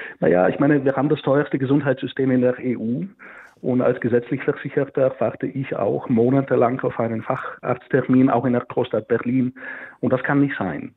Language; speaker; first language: German; non-native, fluent; Bulgarian